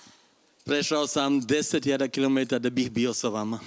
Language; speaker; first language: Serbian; non-native, learner; German